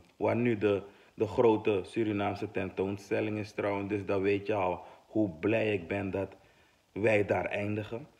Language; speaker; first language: Dutch; native; Dutch